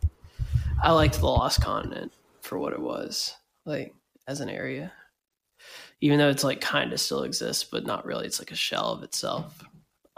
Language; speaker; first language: English; native; English